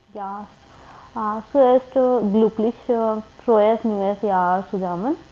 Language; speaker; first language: German; non-native, learner; Hindi